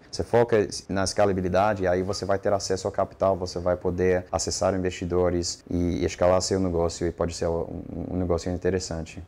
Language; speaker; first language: Portuguese; non-native, fluent; English